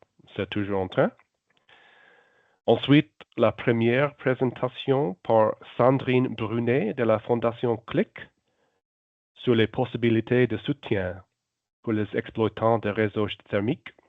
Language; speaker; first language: French; non-native, local second language; German